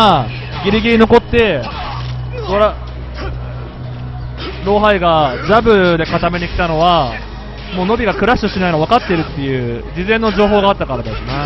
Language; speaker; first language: Japanese; native; Japanese